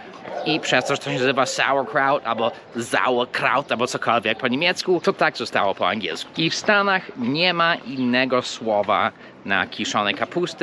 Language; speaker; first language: Polish; early bilingual, heritage; English